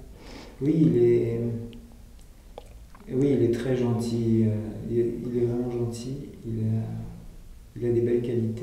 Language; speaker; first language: French; native; French